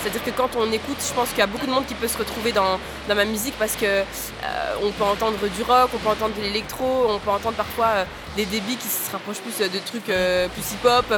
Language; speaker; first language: French; native; French